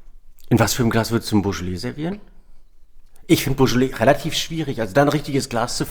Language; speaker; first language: German; native; German